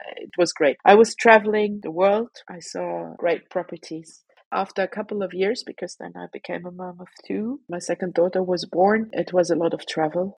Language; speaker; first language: English; non-native, fluent; Luxembourgish